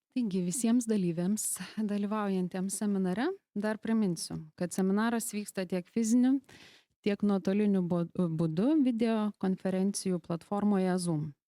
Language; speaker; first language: Lithuanian; native; Lithuanian